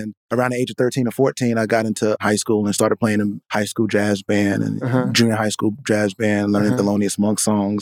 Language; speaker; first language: English; native; English